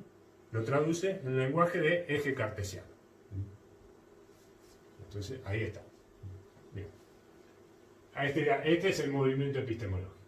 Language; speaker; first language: Spanish; native; Spanish